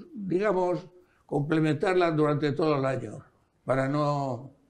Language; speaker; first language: Spanish; native; Spanish